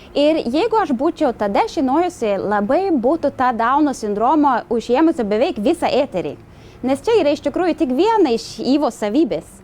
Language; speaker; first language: Lithuanian; non-native, fluent; Swedish